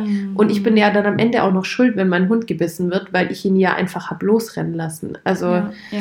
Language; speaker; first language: German; native; German